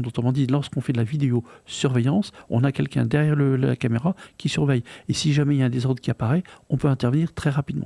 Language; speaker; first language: French; native; French